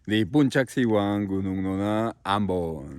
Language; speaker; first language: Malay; non-native, fluent; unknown